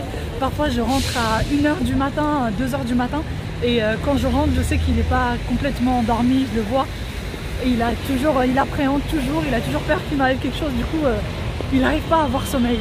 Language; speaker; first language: French; native; French